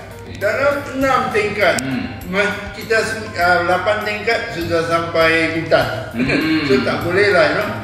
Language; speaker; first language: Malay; non-native, local second language; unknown